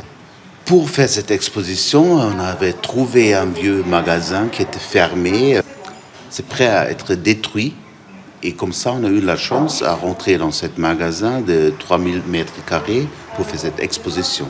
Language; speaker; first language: French; non-native, fluent; German